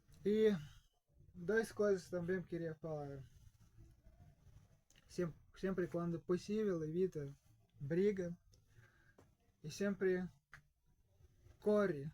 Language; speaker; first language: Portuguese; non-native, fluent; Russian